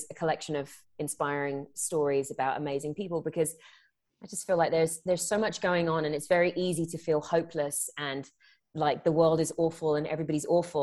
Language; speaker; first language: English; native; English